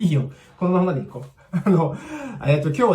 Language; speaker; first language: Japanese; native; Japanese